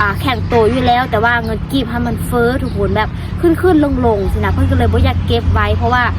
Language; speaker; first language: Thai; non-native, learner; Lao